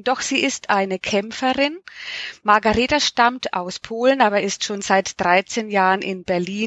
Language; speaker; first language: German; native; German